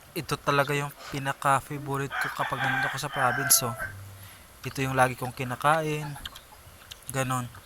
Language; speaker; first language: Filipino; non-native, local second language; Masbatenyo